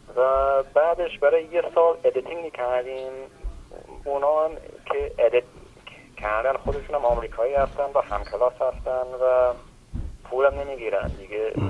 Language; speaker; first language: Persian; early bilingual, heritage; Persian